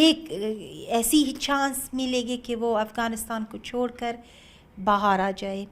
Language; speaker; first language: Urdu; non-native, learner; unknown